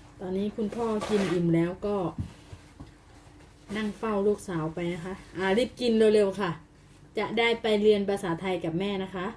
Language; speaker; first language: Thai; native; Thai